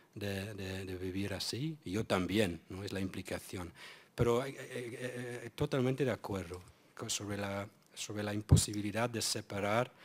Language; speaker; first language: Spanish; non-native, fluent; English